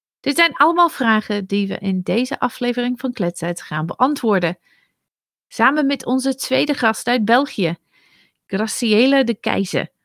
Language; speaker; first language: Dutch; non-native, fluent; English